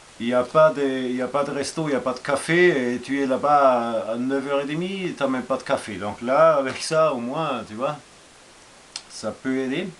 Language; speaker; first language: French; non-native, fluent; German